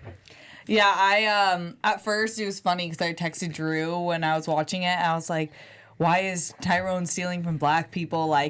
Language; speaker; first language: English; native; English